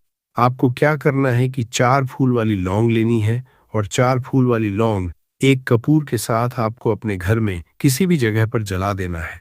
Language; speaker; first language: Hindi; native; Hindi